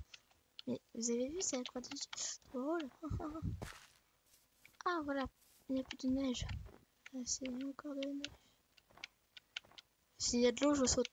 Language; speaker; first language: French; native; French